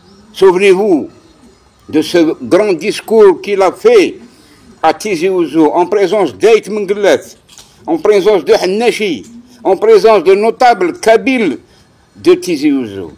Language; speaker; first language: French; non-native, local second language; Kabyle